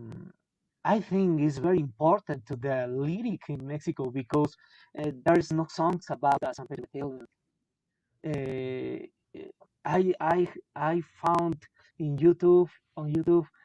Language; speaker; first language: English; non-native, learner; Spanish